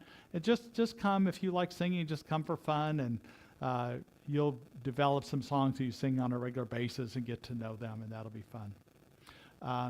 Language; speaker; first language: English; native; English